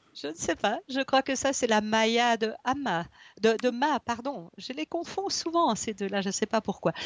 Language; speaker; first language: French; native; French